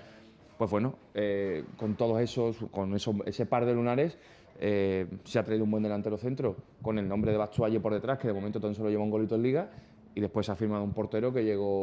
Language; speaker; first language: Spanish; native; Spanish